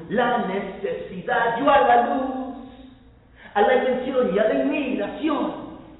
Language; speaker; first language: Spanish; early bilingual, heritage; Spanish